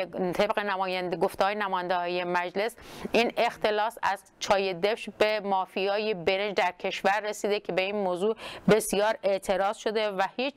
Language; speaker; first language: Persian; non-native, local second language; Kurdish